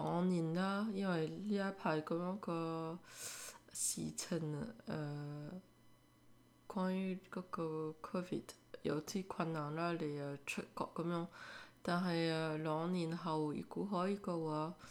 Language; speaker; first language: Cantonese; early bilingual, heritage; French